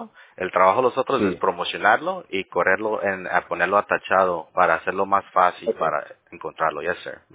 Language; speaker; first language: Spanish; early bilingual, heritage; Spanish